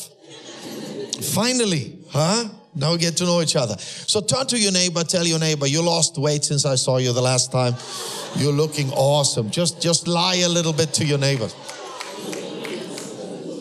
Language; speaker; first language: English; non-native, fluent; German